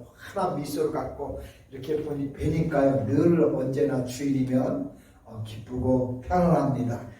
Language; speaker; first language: Korean; native; Korean